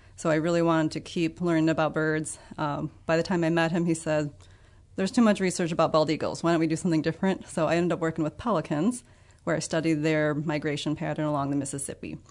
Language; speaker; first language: English; native; English